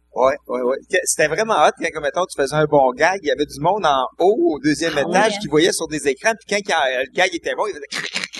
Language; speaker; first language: French; native; French